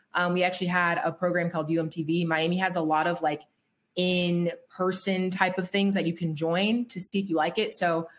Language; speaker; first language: English; native; English